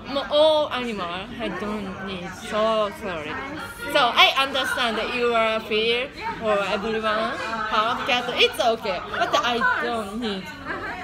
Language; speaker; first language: English; non-native, learner; Japanese